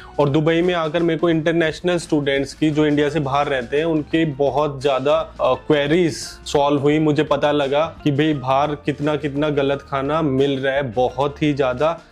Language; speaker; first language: Hindi; native; Hindi